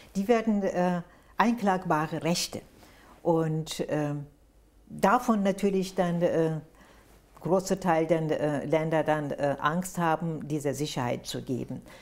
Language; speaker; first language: German; non-native, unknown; Turkish